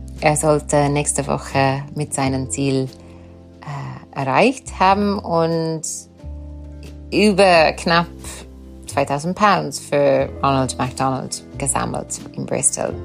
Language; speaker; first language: German; non-native, fluent; English